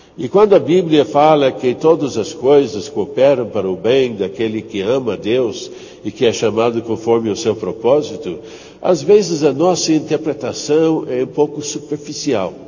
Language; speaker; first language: Portuguese; non-native, fluent; English